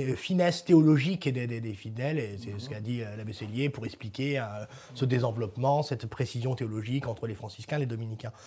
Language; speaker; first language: French; native; French